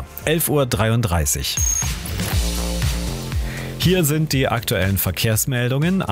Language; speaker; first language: German; native; German